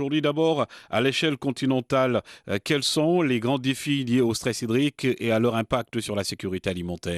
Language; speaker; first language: French; non-native, local second language; Arabic